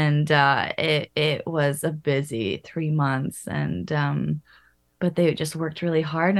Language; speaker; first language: English; native; English